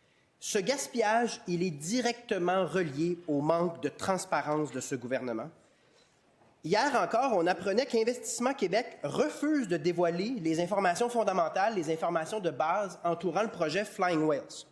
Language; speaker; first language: French; native; French